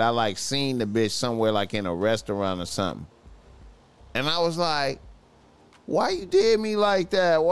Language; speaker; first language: English; native; English